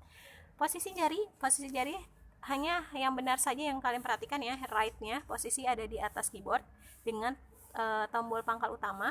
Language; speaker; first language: Indonesian; native; Indonesian